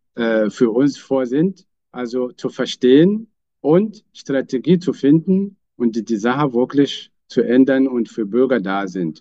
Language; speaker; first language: German; non-native, fluent; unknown